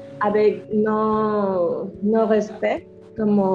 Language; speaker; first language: French; non-native, learner; Spanish